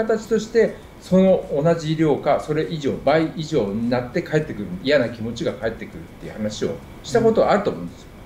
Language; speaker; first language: Japanese; native; Japanese